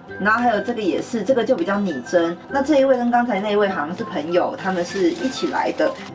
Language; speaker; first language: Chinese; native; Chinese